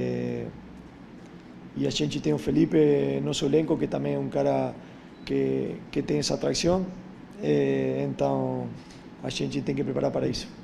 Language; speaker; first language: Portuguese; non-native, fluent; Spanish